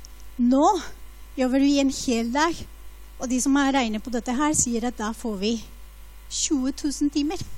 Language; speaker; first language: Norwegian; non-native, fluent; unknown